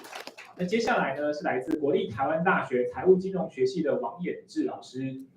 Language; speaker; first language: Chinese; native; Chinese